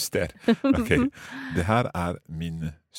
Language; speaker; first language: Swedish; non-native, learner; English